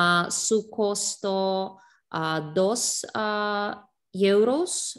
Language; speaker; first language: Spanish; non-native, learner; English